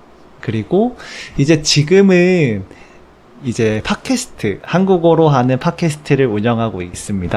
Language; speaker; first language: Korean; native; Korean